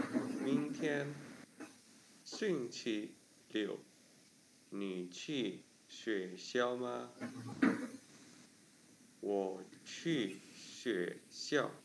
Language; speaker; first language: Chinese; non-native, learner; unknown